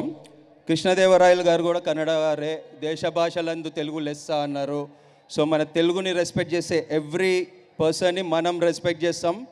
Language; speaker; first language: Telugu; native; Telugu